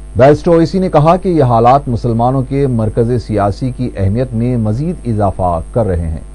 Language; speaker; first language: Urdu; native; Urdu